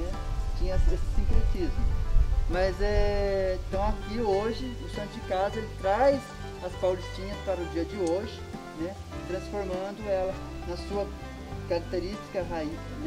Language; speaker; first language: Portuguese; native; Portuguese